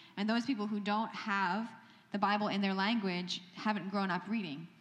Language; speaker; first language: English; native; English